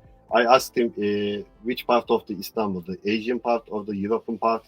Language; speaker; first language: English; non-native, learner; Turkish